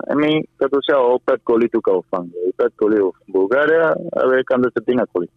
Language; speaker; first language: Bulgarian; non-native, fluent; Spanish